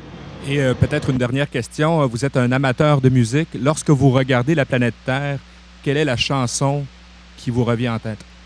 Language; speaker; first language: French; native; French